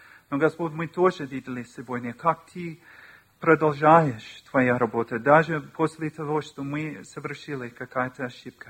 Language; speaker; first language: Russian; non-native, learner; English